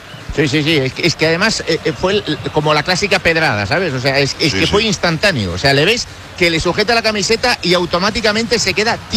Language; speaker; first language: Spanish; native; Spanish